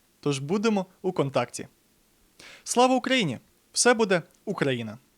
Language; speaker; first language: Ukrainian; native; Ukrainian